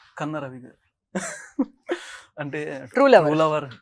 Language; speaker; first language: Telugu; native; Telugu